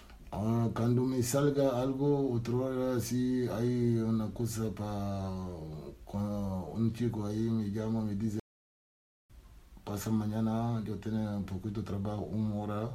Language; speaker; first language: Spanish; non-native, learner; Wolof